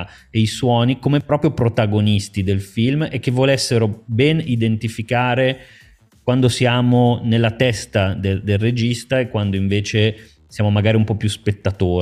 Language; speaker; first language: Italian; native; Italian